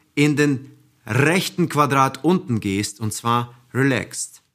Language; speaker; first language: German; non-native, fluent; Russian